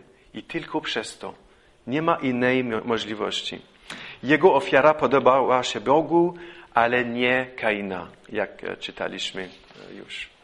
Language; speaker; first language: Polish; non-native, fluent; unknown